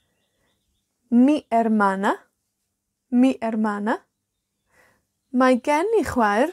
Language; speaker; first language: Welsh; native; Welsh